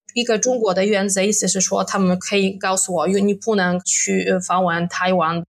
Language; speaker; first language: Chinese; non-native, fluent; Polish